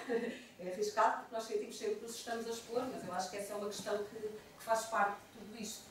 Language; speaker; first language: Portuguese; native; Portuguese